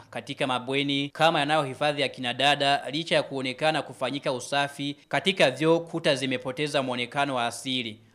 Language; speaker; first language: Swahili; non-native, local second language; Rundi